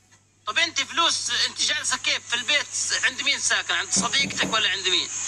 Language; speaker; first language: Arabic; native; Arabic